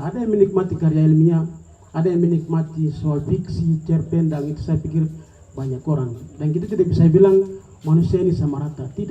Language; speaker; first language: Indonesian; non-native, local second language; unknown